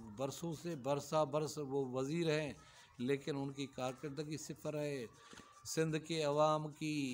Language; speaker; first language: Urdu; native; Urdu